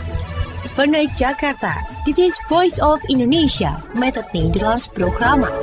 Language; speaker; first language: Dutch; non-native, fluent; Indonesian